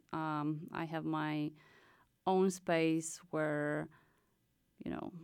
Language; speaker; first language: English; non-native, fluent; Polish